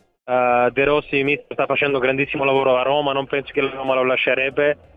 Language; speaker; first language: Italian; non-native, fluent; Bulgarian